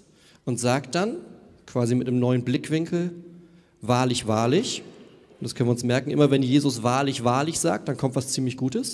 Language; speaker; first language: German; native; German